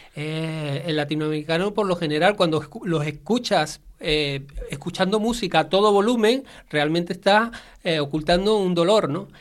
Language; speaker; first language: Spanish; native; Spanish